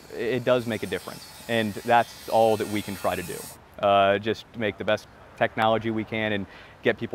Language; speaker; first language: English; native; English